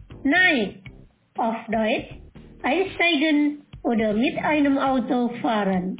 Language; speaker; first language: German; non-native, fluent; Indonesian